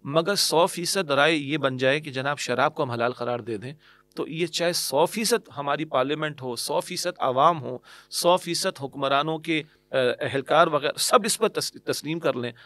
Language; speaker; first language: Urdu; native; Urdu